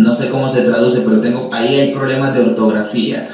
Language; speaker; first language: Spanish; native; Spanish